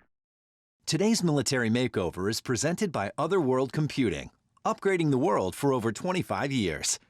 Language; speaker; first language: English; native; English